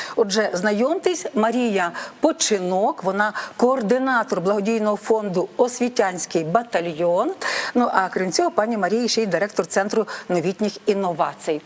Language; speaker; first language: Ukrainian; native; Ukrainian